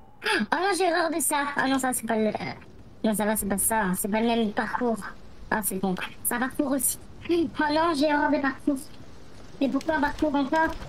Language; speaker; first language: French; native; French